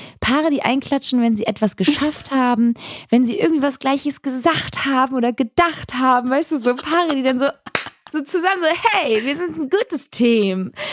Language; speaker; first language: German; early bilingual, other home language; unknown